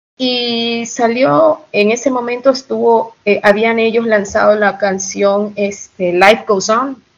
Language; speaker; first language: Spanish; early bilingual, heritage; Spanish